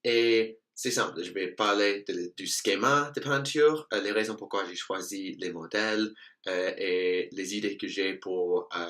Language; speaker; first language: French; non-native, learner; English